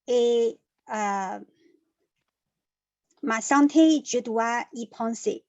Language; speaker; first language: French; non-native, learner; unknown